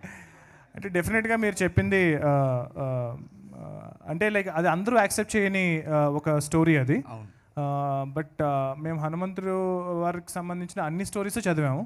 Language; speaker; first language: Telugu; native; Telugu